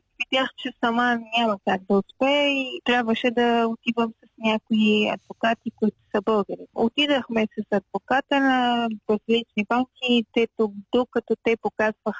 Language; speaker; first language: Bulgarian; non-native, fluent; Persian